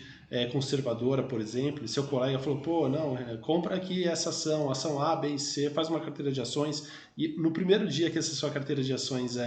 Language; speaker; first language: Portuguese; native; Portuguese